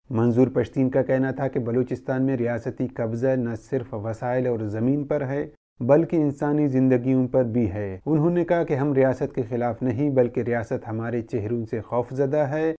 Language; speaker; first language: Urdu; non-native, local second language; Baluchi